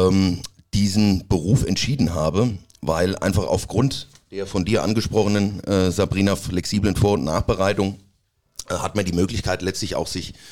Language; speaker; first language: German; native; German